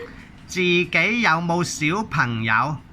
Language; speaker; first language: Cantonese; native; Cantonese